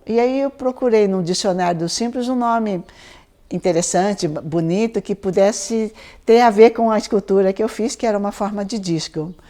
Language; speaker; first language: Portuguese; early bilingual, other home language; Chinese